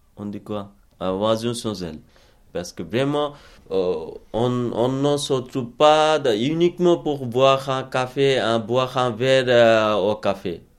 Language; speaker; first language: French; non-native, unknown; Bangla